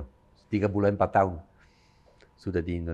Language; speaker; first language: Indonesian; non-native, fluent; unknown